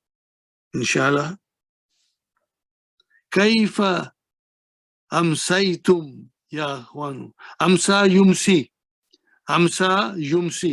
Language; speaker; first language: Arabic; non-native, fluent; Urdu